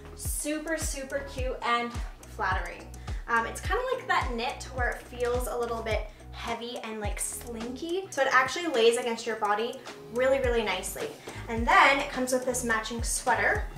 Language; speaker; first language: English; native; English